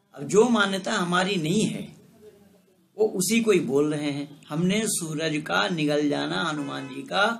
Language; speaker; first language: Hindi; non-native, local second language; Bangla